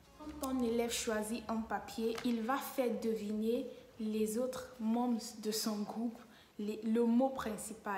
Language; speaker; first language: French; non-native, fluent; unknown